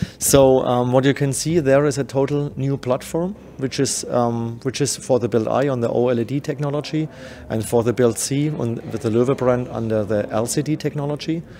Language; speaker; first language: English; non-native, fluent; German